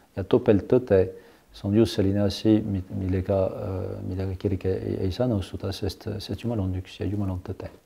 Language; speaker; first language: Estonian; non-native, fluent; French